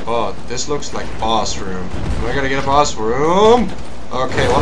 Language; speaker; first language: English; native; English